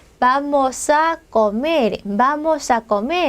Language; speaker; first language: Spanish; non-native, fluent; Korean